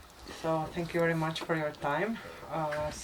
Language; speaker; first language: English; non-native, fluent; Slovenian